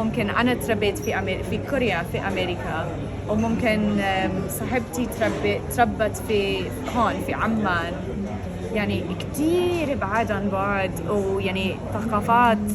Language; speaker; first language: Arabic; non-native, fluent; English